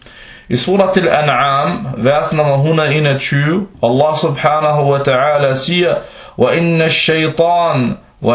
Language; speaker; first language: Danish; early bilingual, other home language; Arabic